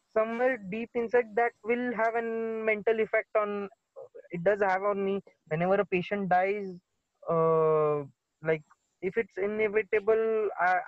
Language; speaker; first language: English; non-native, local second language; Marathi